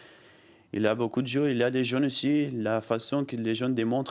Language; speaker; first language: French; non-native, learner; Portuguese